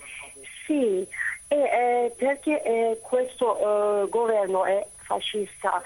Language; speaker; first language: Italian; non-native, fluent; Turkish